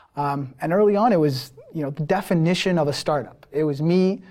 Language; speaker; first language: English; early bilingual, other home language; Persian